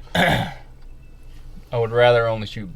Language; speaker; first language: English; native; English